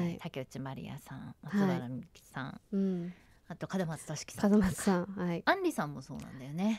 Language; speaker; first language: Japanese; native; Japanese